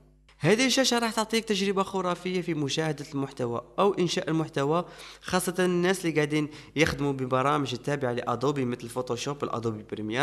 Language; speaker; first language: Arabic; native; Arabic